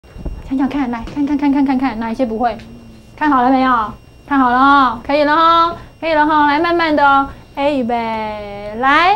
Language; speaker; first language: Chinese; native; Chinese